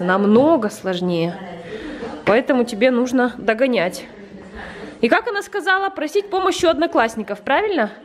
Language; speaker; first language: Russian; native; Russian